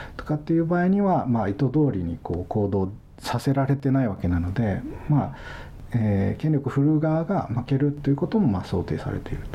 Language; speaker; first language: Japanese; native; Japanese